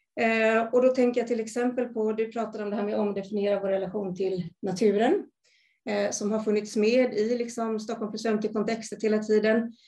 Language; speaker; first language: Swedish; native; Swedish